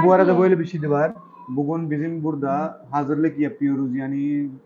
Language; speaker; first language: Turkish; non-native, learner; Urdu